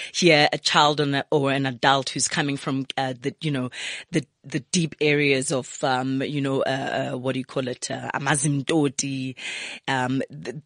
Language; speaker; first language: English; non-native, local second language; Zulu